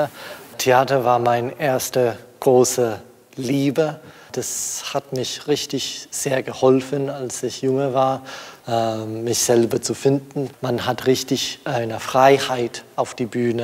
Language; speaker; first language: German; non-native, fluent; English